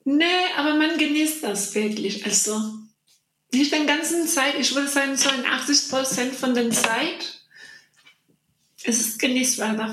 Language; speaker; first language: German; non-native, learner; Spanish